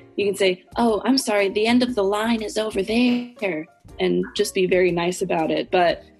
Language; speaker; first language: English; native; English